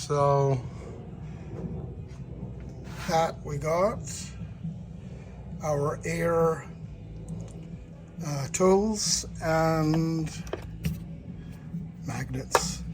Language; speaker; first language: English; native; English